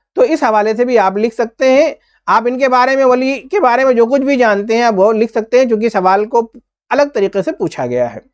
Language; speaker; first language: Urdu; native; Urdu